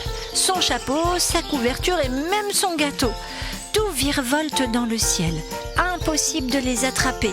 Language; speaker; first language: French; native; French